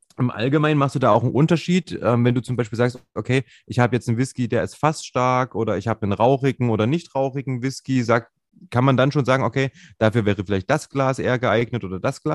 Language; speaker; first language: German; native; German